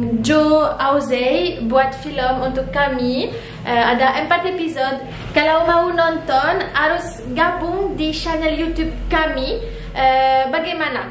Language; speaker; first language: Indonesian; non-native, learner; French